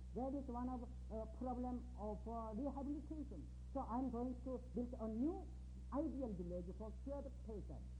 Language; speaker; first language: English; non-native, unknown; Korean